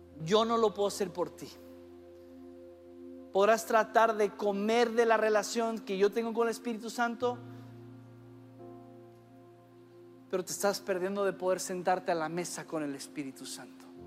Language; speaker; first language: Spanish; early bilingual, other home language; English